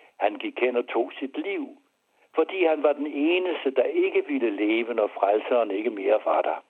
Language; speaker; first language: Danish; early bilingual, other home language; French